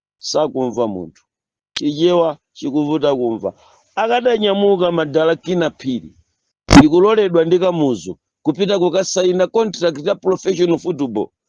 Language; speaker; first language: Nyanja; native; Nyanja